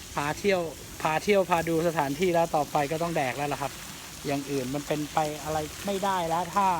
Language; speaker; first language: Thai; native; Thai